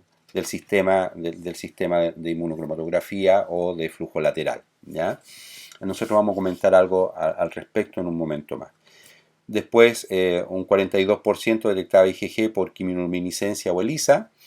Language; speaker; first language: Spanish; native; Spanish